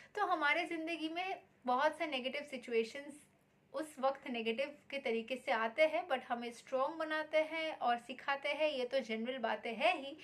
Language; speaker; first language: Hindi; non-native, local second language; Bangla